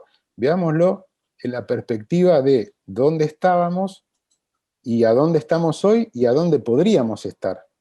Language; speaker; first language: Spanish; native; Spanish